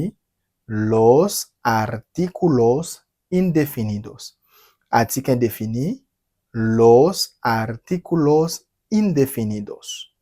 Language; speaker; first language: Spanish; non-native, fluent; Haitian Creole